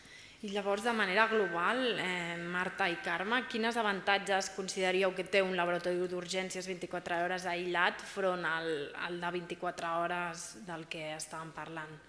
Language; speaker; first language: Catalan; native; Catalan